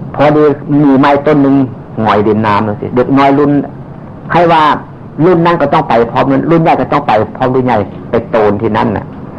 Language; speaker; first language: Thai; native; Thai